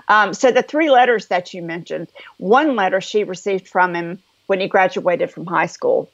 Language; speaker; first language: English; native; English